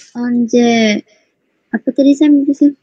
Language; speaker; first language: Korean; non-native, learner; Indonesian